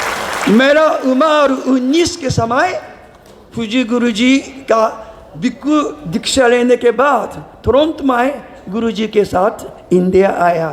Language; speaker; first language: Hindi; non-native, learner; Japanese